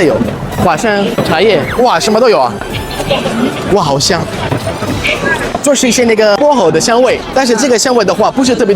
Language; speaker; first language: Chinese; non-native, fluent; Italian